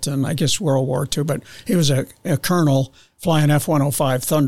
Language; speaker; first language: English; native; English